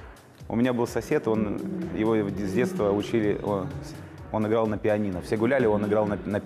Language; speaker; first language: Russian; native; Russian